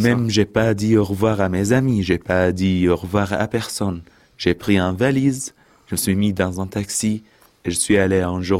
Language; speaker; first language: French; non-native, fluent; Arabic